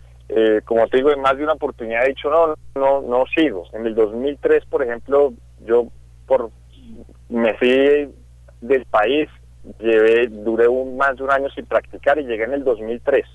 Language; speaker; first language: Spanish; native; Spanish